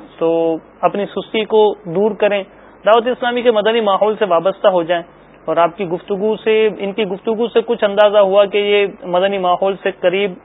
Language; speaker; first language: Urdu; native; Urdu